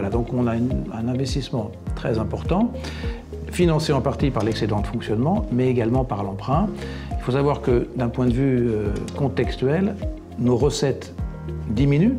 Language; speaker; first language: French; native; French